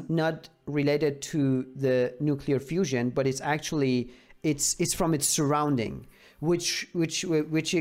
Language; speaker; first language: English; non-native, fluent; Persian